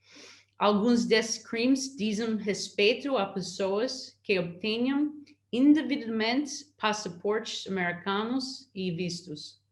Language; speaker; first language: Portuguese; non-native, fluent; English